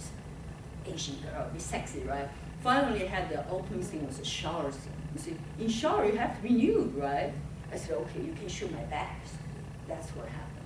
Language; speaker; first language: English; non-native, fluent; Chinese